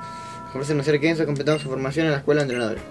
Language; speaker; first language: Spanish; native; Spanish